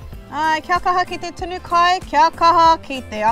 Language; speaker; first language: Māori; non-native, local second language; English